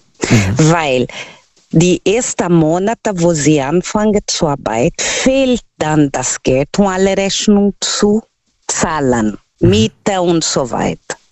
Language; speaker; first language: German; non-native, learner; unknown